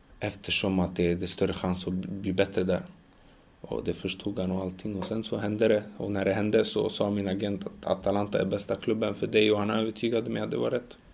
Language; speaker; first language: Swedish; early bilingual, other home language; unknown